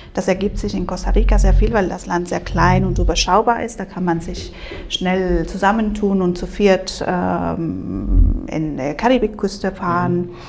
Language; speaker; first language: German; non-native, fluent; Spanish